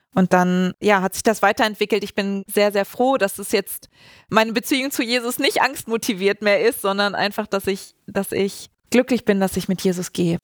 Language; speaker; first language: German; native; German